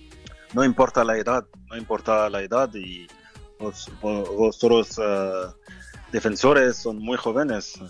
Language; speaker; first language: Spanish; non-native, fluent; French